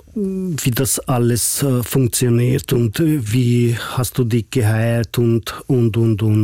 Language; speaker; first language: German; non-native, fluent; Hungarian